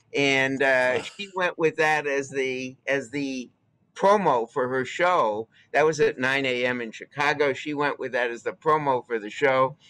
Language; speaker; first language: English; native; English